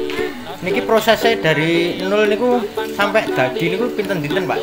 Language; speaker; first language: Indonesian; non-native, local second language; Javanese